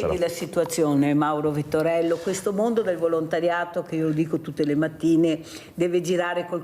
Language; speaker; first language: Italian; native; Italian